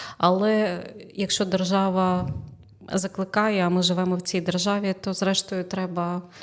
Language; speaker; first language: Ukrainian; native; Ukrainian